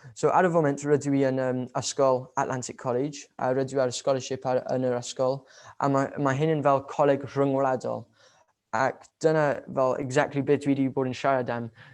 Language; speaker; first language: Welsh; non-native, local second language; English